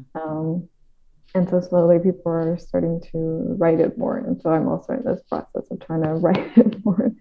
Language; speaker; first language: English; non-native, fluent; Dutch